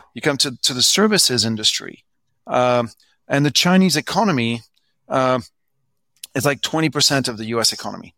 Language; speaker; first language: English; non-native, fluent; French